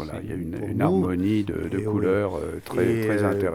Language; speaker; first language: French; native; French